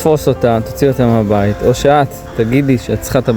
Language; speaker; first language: Hebrew; native; Hebrew